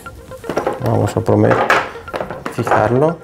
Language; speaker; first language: Spanish; non-native, fluent; Bulgarian